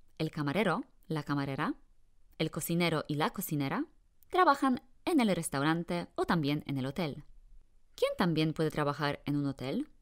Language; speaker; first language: Spanish; non-native, fluent; Polish